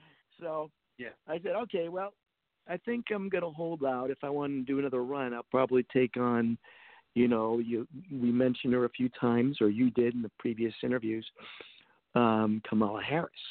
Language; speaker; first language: English; native; English